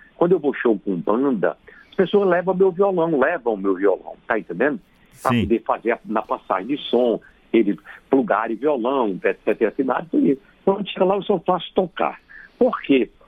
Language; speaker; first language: Portuguese; native; Portuguese